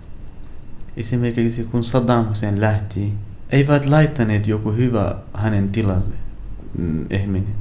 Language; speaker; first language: Finnish; non-native, learner; Arabic